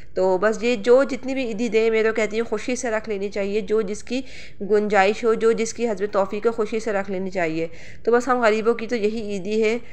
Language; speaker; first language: Hindi; native; Hindi